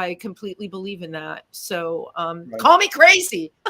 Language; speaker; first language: English; native; English